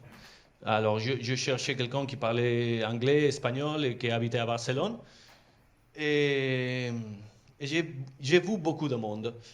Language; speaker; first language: French; non-native, fluent; Catalan